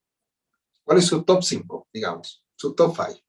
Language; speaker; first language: Spanish; native; Spanish